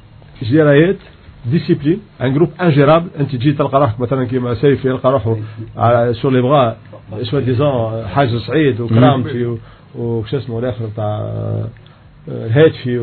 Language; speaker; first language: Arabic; native; Arabic